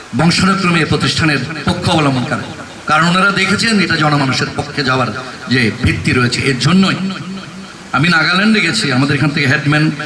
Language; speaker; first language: Bangla; non-native, local second language; Chakma